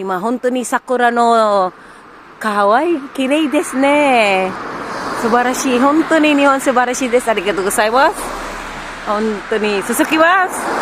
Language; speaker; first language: Japanese; non-native, learner; Filipino